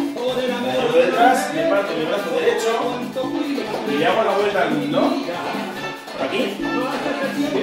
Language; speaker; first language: Spanish; native; Spanish